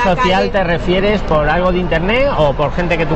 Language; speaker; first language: Spanish; native; Spanish